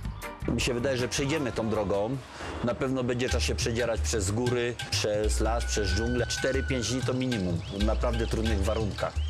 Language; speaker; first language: Polish; native; Polish